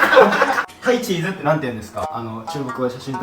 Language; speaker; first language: Japanese; native; Japanese